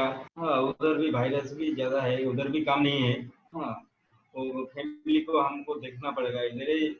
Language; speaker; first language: Hindi; non-native, local second language; Bangla